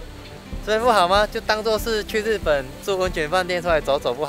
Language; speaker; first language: Chinese; native; Chinese